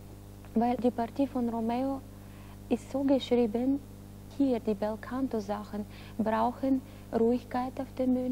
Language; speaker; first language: German; non-native, fluent; Bulgarian